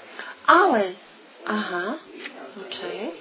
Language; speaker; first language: French; non-native, fluent; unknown